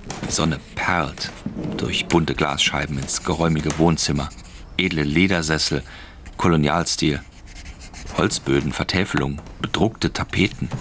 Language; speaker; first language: German; native; German